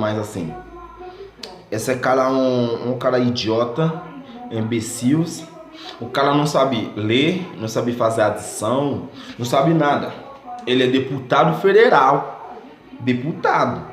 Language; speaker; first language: Portuguese; non-native, fluent; Haitian Creole